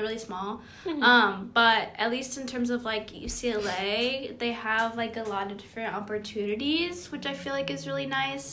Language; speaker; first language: English; native; English